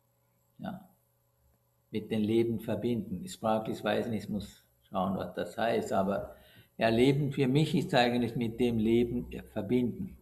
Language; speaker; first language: German; non-native, learner; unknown